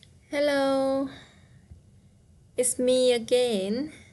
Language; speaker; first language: English; non-native, fluent; Vietnamese